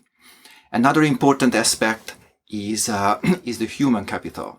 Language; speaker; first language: English; non-native, fluent; Hungarian